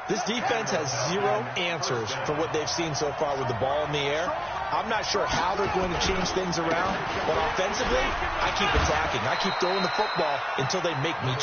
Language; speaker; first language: English; native; English